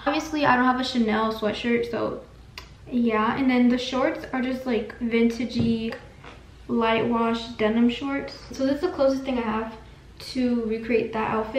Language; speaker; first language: English; early bilingual, other home language; Spanish